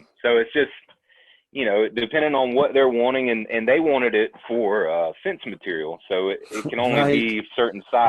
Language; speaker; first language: English; native; English